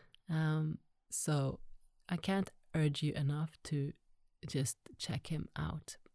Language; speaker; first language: English; non-native, fluent; Norwegian